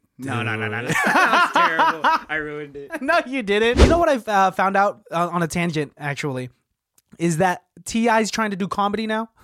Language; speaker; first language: English; native; English